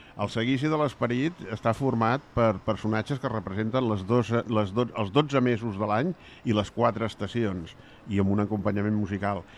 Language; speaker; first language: Catalan; native; Catalan